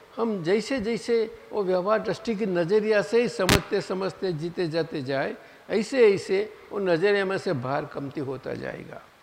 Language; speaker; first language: Hindi; non-native, local second language; Gujarati